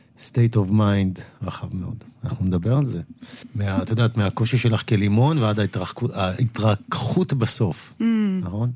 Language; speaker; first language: Hebrew; native; Hebrew